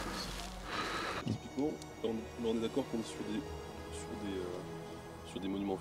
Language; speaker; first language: French; native; French